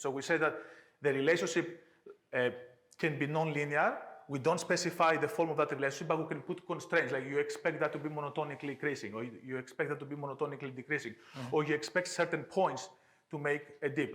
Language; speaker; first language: English; non-native, fluent; Greek